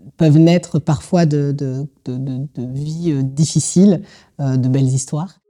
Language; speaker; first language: French; native; French